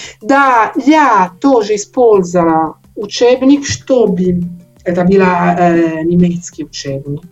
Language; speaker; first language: Russian; non-native, learner; Italian